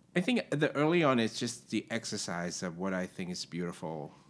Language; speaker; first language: English; non-native, local second language; Cantonese